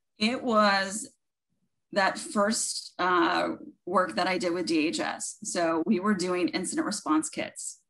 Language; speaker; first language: English; native; English